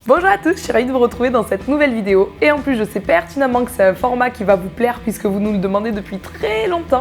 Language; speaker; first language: French; native; French